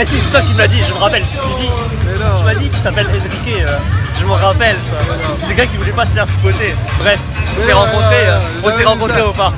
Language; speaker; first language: French; native; French